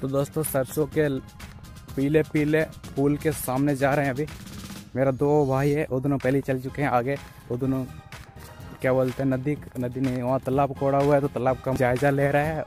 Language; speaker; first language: Hindi; non-native, local second language; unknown